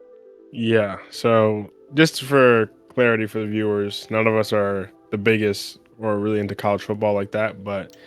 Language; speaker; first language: English; native; English